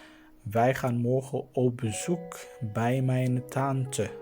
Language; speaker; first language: Dutch; non-native, fluent; Tigrinya